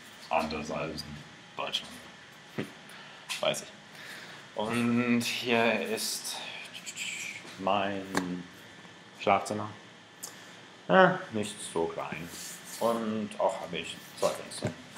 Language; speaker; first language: German; non-native, learner; English